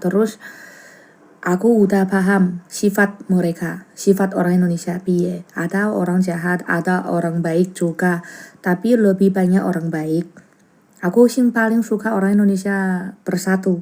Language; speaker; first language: Indonesian; non-native, learner; Chinese